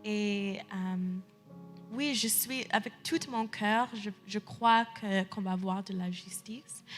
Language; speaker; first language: French; early bilingual, heritage; English